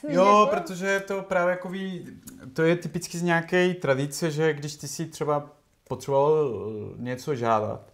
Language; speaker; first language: Czech; non-native, learner; Spanish